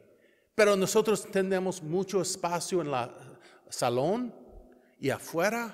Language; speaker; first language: Spanish; non-native, learner; English